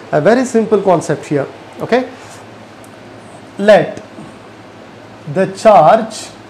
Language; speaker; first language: English; non-native, local second language; Kannada